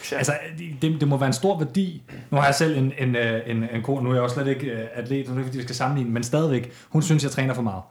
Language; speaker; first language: Danish; native; Danish